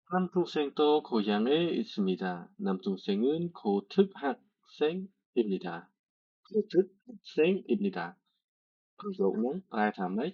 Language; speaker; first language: Korean; non-native, learner; Khmer